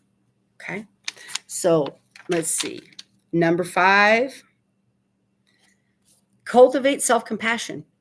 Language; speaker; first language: English; native; English